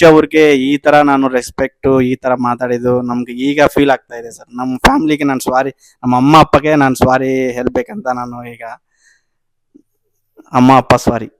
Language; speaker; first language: Kannada; non-native, local second language; Telugu